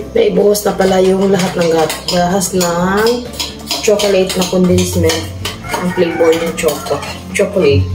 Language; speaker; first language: Filipino; non-native, local second language; Cebuano